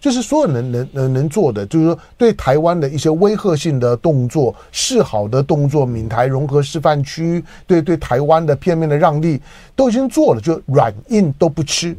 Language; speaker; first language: Chinese; native; Chinese